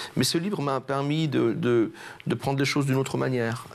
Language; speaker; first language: French; native; French